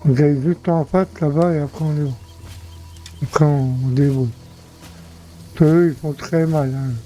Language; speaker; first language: French; native; French